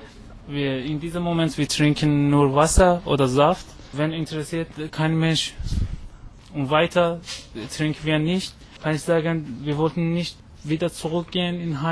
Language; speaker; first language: German; non-native, learner; Persian